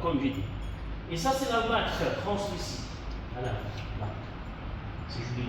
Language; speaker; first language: French; non-native, local second language; Arabic